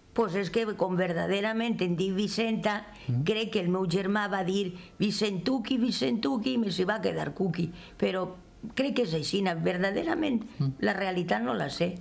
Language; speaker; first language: Catalan; native; Catalan